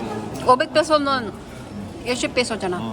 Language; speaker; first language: Korean; non-native, learner; Filipino